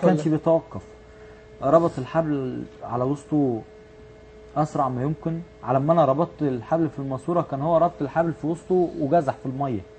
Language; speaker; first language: Arabic; native; Arabic